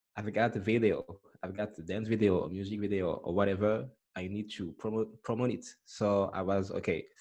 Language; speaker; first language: English; non-native, fluent; French